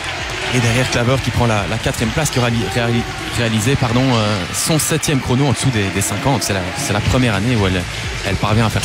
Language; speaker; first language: French; native; French